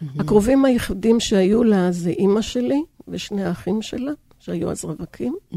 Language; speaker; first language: Hebrew; early bilingual, other home language; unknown